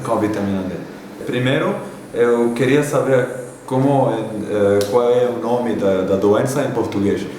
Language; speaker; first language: Portuguese; non-native, fluent; Arabic